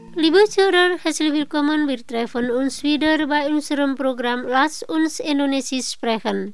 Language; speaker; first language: German; non-native, fluent; Indonesian